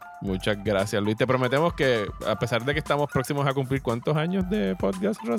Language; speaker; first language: Spanish; native; Spanish